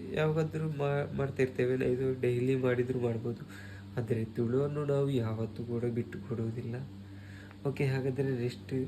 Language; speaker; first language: Kannada; non-native, local second language; Tulu